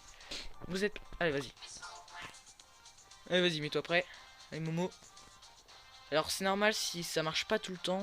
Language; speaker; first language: French; native; French